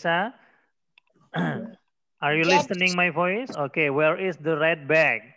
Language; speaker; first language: English; non-native, learner; Indonesian